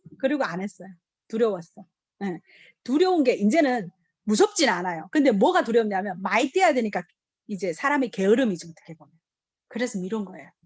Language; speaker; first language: Korean; native; Korean